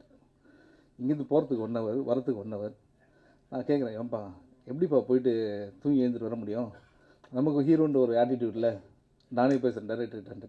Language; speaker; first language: Tamil; native; Tamil